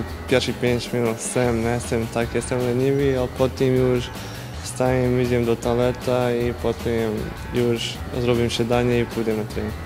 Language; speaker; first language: Polish; non-native, learner; Bosnian